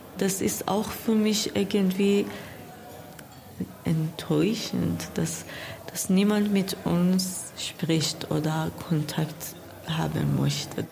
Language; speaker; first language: German; non-native, learner; Persian